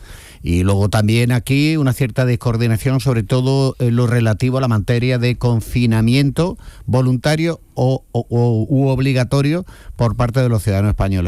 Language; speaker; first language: Spanish; native; Spanish